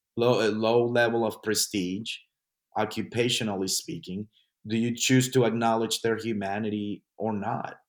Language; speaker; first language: English; non-native, fluent; Spanish